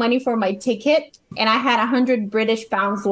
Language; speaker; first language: English; non-native, fluent; Portuguese